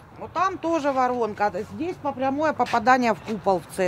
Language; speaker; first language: Russian; native; Russian